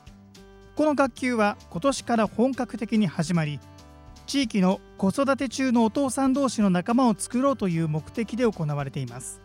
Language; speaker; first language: Japanese; native; Japanese